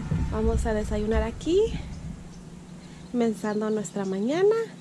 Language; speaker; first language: Spanish; native; Spanish